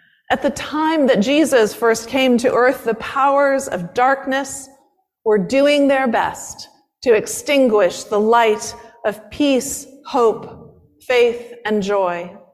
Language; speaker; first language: English; native; English